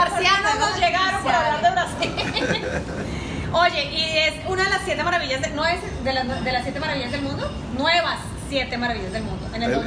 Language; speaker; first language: Spanish; native; Spanish